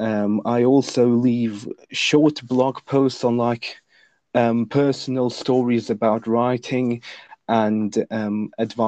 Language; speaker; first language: English; non-native, fluent; Lithuanian